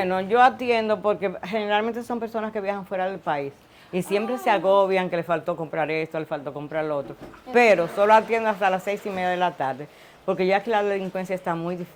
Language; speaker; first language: Spanish; native; Spanish